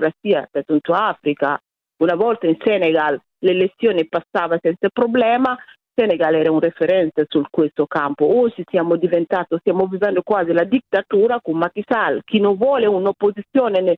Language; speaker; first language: Italian; non-native, fluent; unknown